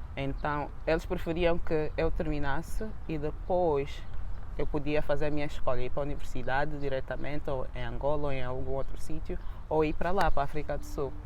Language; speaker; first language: Portuguese; native; Portuguese